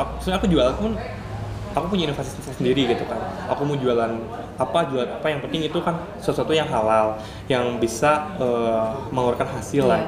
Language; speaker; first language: Indonesian; native; Indonesian